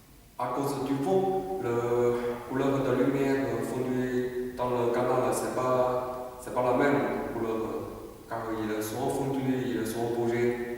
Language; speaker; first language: French; non-native, learner; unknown